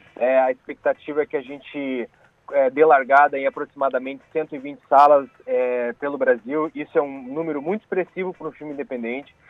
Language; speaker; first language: Portuguese; native; Portuguese